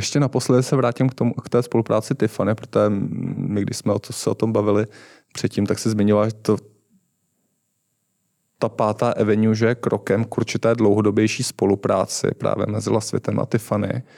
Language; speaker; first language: Czech; native; Czech